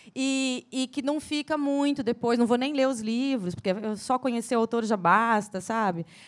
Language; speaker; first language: Portuguese; native; Portuguese